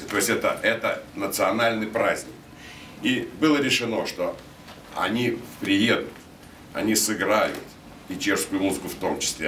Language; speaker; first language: Russian; native; Russian